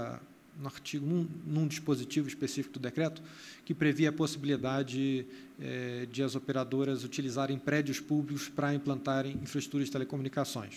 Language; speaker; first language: Portuguese; native; Portuguese